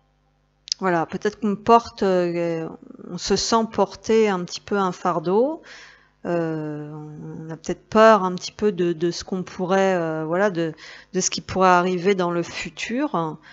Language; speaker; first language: French; native; French